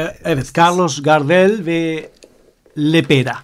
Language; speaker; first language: Turkish; non-native, fluent; Spanish